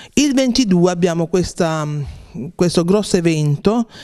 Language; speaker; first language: Italian; native; Italian